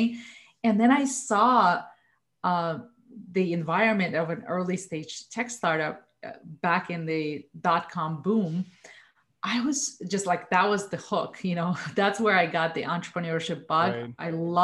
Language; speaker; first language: English; non-native, fluent; Russian